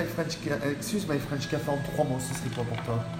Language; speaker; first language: French; native; French